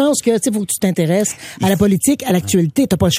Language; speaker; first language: French; native; French